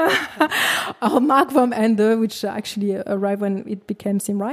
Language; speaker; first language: English; non-native, fluent; French